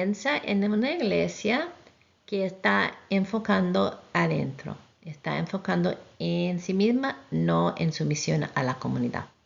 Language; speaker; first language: Spanish; non-native, fluent; English